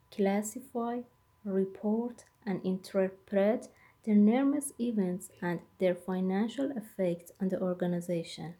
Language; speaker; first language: English; non-native, fluent; Persian